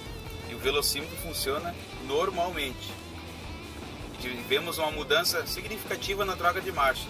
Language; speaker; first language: Portuguese; native; Portuguese